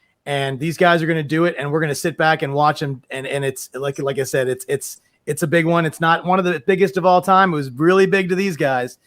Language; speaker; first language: English; native; English